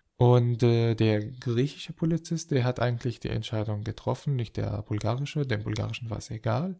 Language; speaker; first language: German; non-native, fluent; Arabic